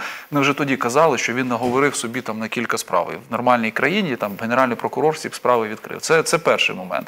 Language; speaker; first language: Ukrainian; native; Ukrainian